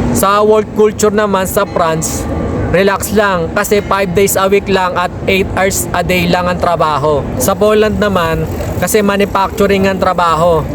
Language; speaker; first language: Filipino; native; Filipino